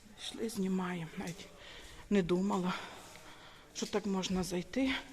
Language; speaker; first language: Ukrainian; native; Ukrainian